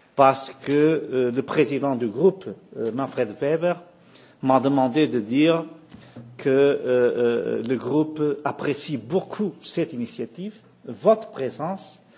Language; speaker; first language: French; non-native, fluent; Portuguese